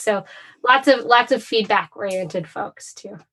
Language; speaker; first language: English; native; English